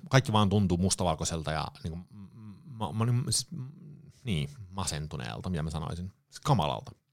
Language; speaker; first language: Finnish; early bilingual, heritage; Finnish